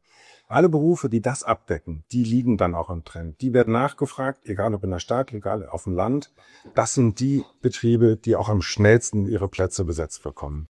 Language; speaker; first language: German; native; German